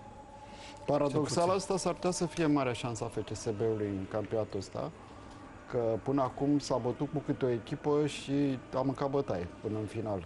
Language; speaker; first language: Romanian; native; Romanian